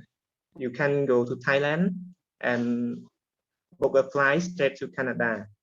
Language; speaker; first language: English; non-native, learner; Khmer